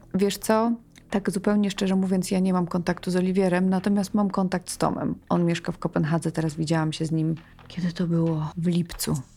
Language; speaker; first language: Polish; early bilingual, heritage; Polish